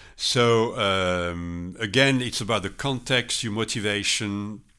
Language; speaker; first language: English; non-native, fluent; French